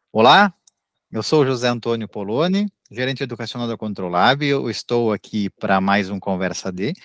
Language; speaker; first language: Portuguese; native; Portuguese